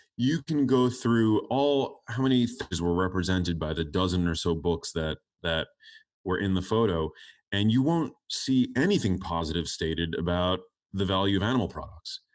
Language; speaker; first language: English; native; English